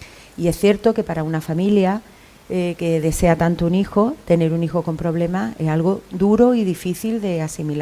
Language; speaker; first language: Spanish; native; Spanish